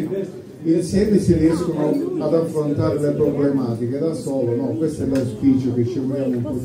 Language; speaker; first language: Italian; native; Italian